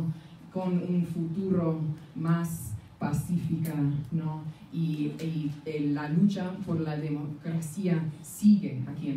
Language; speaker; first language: Spanish; non-native, fluent; English